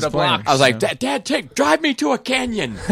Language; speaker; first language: English; native; English